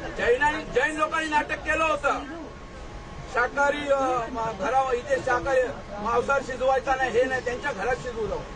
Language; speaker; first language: Marathi; native; Marathi